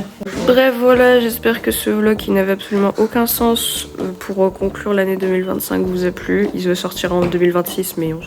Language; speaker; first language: French; native; French